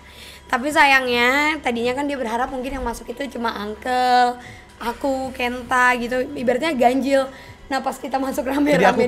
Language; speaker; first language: Indonesian; native; Indonesian